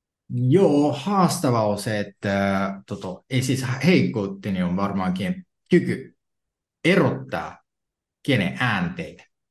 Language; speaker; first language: Finnish; non-native, fluent; Japanese